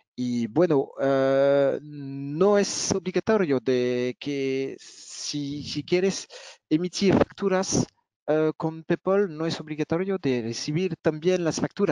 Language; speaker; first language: Spanish; non-native, fluent; French